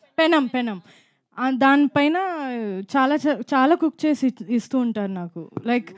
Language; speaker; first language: Telugu; non-native, fluent; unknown